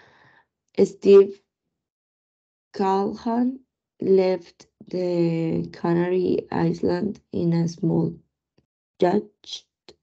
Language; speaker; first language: English; non-native, learner; Spanish